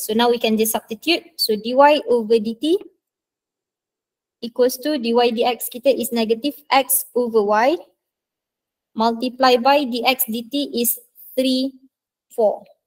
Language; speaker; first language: English; non-native, local second language; Malay